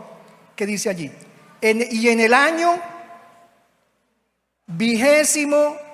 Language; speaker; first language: Spanish; native; Spanish